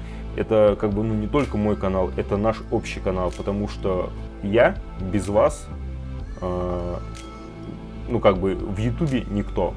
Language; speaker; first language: Russian; native; Russian